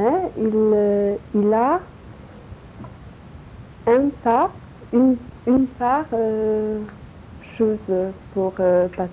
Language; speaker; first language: French; non-native, learner; Polish